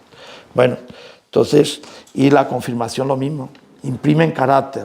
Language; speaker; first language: Spanish; native; Spanish